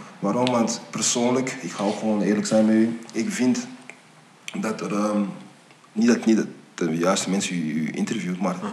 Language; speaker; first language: Dutch; early bilingual, other home language; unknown